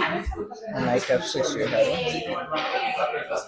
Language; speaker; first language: English; non-native, fluent; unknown